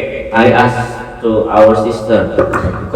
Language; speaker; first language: English; non-native, learner; Indonesian